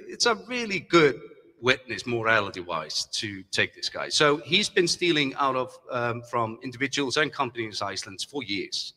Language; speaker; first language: English; non-native, fluent; German